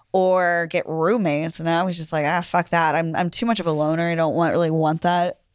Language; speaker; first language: English; native; English